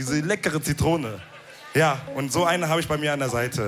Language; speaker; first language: German; early bilingual, other home language; Wolof